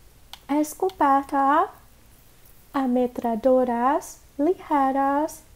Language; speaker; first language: Spanish; non-native, learner; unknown